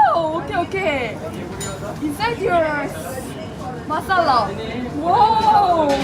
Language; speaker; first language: English; non-native, learner; Korean